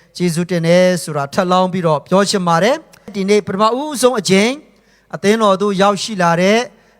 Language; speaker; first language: Burmese; non-native, local second language; Hakha Chin